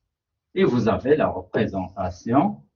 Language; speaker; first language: French; non-native, local second language; Arabic